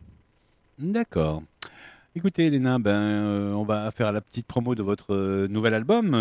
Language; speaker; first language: French; native; French